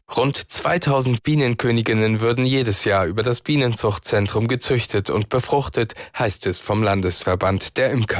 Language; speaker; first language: German; native; German